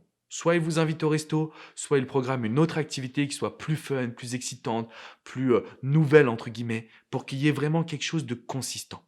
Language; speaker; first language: French; native; French